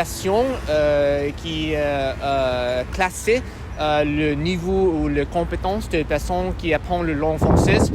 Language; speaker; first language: French; non-native, learner; English